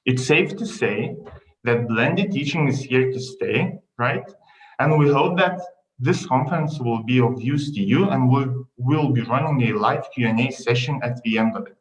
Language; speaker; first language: English; non-native, fluent; Lithuanian